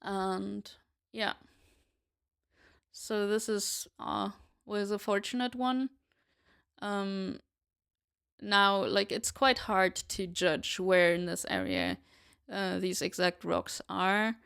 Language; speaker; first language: English; non-native, fluent; German